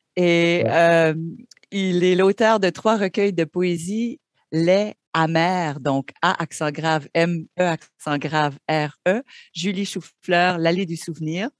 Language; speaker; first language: French; native; French